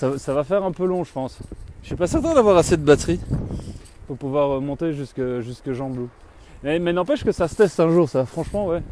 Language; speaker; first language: French; native; French